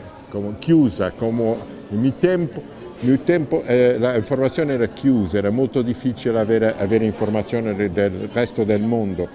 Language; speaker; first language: Italian; non-native, learner; Portuguese